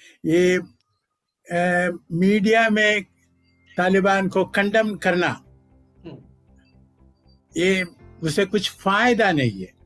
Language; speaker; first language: Hindi; non-native, fluent; Malayalam